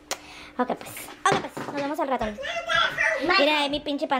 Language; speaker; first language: Spanish; native; Spanish